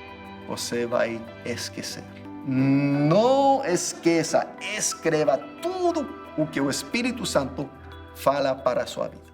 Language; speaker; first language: Portuguese; non-native, fluent; English